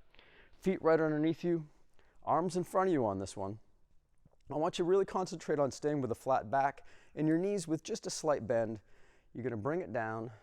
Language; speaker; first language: English; native; English